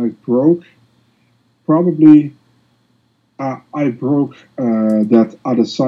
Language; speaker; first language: English; non-native, fluent; Dutch